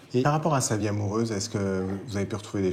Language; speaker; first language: French; native; French